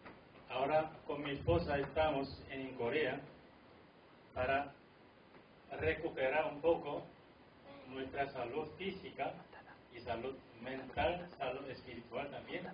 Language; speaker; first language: Spanish; non-native, fluent; Korean